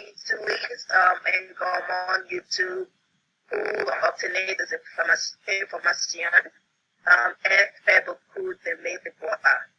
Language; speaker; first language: French; non-native, learner; English